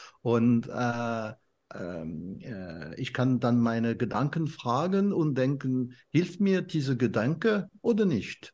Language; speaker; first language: German; non-native, learner; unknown